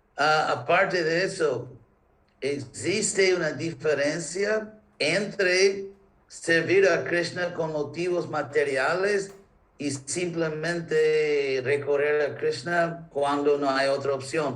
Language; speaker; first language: Spanish; non-native, fluent; English